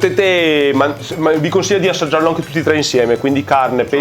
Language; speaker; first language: Italian; native; Italian